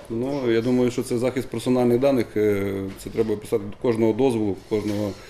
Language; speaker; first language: Ukrainian; native; Ukrainian